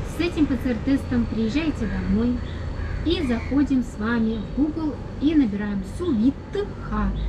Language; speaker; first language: Russian; native; Russian